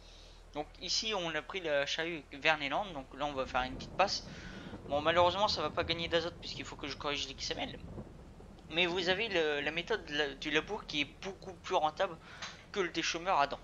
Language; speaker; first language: French; native; French